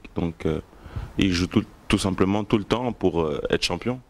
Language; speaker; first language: French; native; French